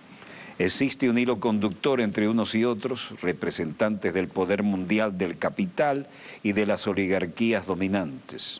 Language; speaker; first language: Spanish; native; Spanish